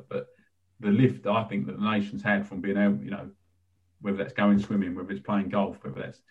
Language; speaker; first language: English; native; English